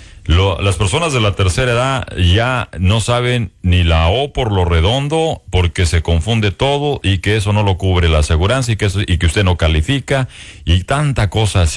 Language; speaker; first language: Spanish; native; Spanish